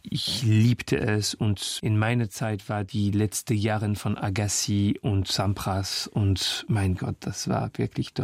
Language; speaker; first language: German; non-native, fluent; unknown